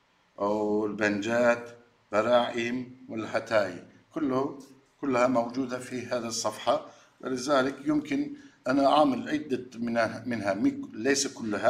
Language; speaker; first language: Arabic; non-native, learner; Turkish